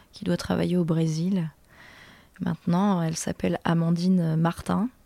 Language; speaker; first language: French; native; French